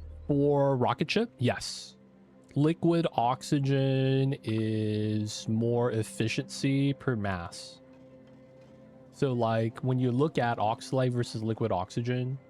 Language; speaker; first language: English; native; English